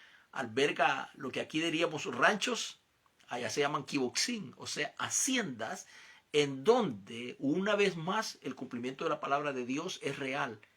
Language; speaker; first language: Spanish; native; Spanish